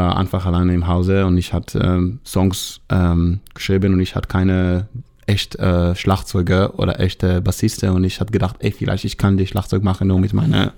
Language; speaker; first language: German; non-native, learner; Hebrew